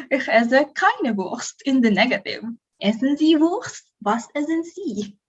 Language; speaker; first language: German; non-native, learner; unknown